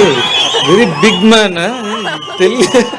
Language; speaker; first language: Telugu; non-native, learner; Tamil